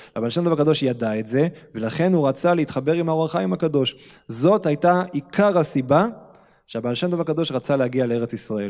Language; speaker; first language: Hebrew; native; Hebrew